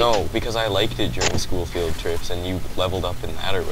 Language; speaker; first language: English; native; English